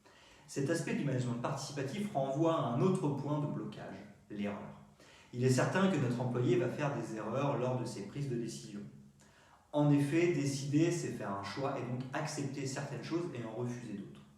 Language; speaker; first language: French; native; French